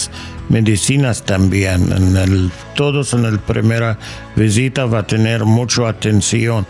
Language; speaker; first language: Spanish; non-native, learner; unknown